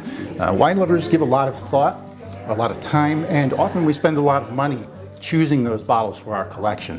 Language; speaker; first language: English; native; English